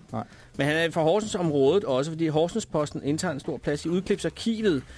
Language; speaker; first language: Danish; native; Danish